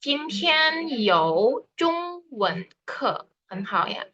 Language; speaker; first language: Chinese; non-native, fluent; Indonesian